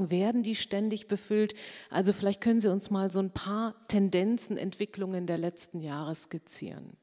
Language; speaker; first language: German; native; German